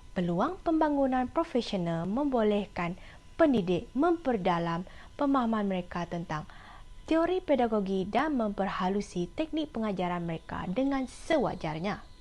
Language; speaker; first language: Malay; non-native, local second language; Iban